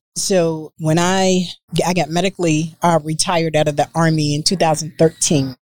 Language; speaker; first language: English; native; English